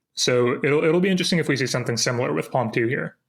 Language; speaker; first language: English; native; English